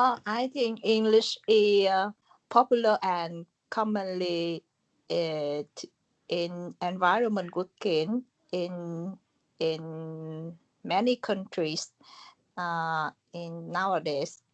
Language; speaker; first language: English; non-native, learner; Vietnamese